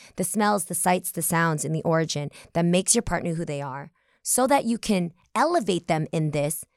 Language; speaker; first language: English; early bilingual, other home language; Vietnamese